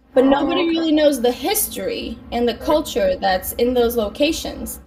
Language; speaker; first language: English; native; English